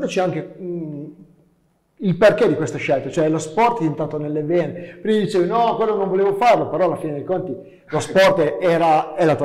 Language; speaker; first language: Italian; native; Italian